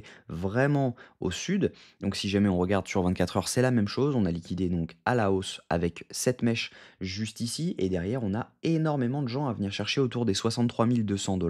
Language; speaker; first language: French; native; French